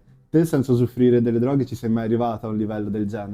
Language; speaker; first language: Italian; native; Italian